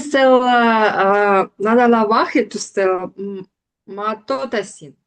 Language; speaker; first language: Estonian; non-native, learner; Russian